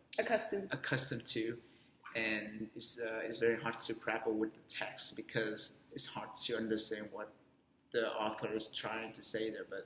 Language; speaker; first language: English; non-native, fluent; Vietnamese